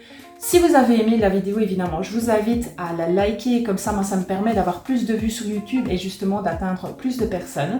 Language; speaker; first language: French; native; French